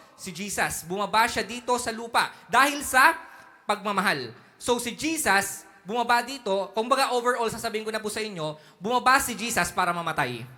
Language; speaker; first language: Filipino; native; Filipino